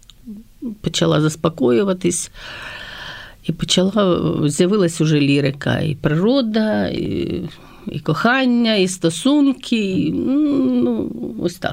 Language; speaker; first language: Ukrainian; native; Ukrainian